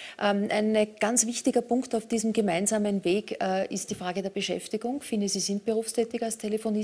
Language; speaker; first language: German; native; German